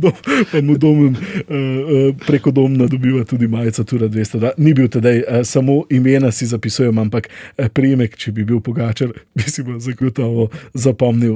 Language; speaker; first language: Slovenian; native; Slovenian